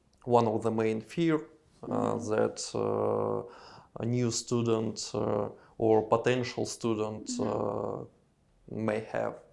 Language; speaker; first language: English; non-native, learner; Russian